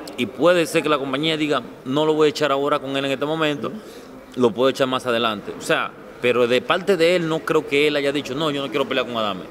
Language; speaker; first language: Spanish; native; Spanish